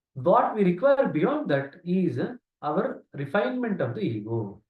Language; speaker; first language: English; non-native, local second language; Kannada